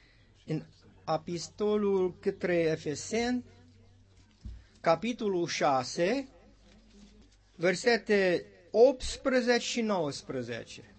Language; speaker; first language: Romanian; non-native, learner; English